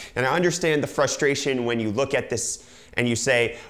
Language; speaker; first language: English; native; English